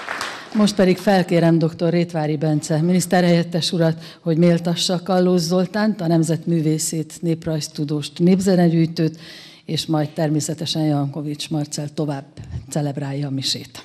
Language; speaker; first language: Hungarian; native; Hungarian